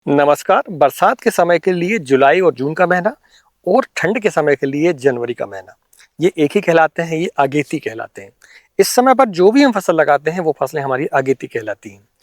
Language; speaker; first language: Hindi; native; Hindi